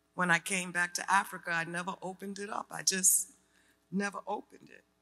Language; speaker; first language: English; native; English